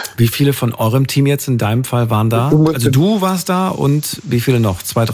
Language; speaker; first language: German; native; German